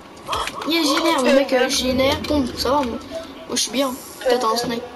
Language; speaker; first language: French; native; French